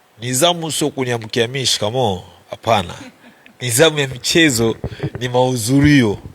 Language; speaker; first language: Swahili; native; Swahili